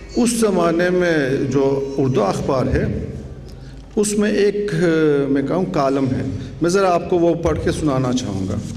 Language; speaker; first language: Urdu; non-native, fluent; Turkish